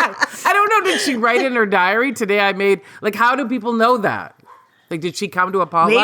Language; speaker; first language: English; native; English